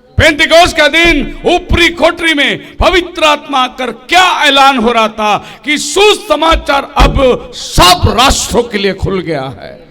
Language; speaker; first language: Hindi; non-native, local second language; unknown